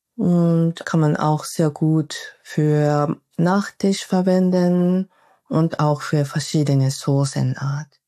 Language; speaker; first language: German; non-native, fluent; Japanese